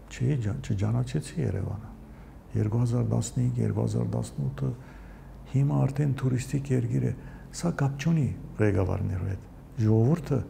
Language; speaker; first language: Armenian; early bilingual, heritage; Armenian